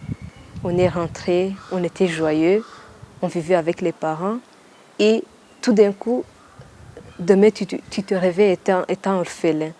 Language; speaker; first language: French; non-native, local second language; Kinyarwanda